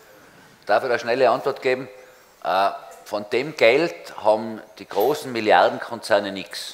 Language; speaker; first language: German; native; German